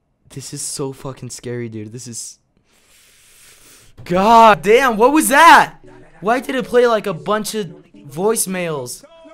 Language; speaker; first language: English; native; English